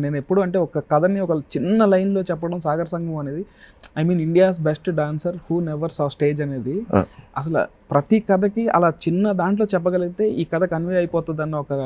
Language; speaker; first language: Telugu; native; Telugu